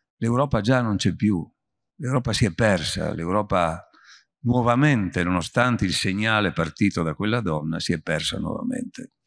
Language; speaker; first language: Italian; native; Italian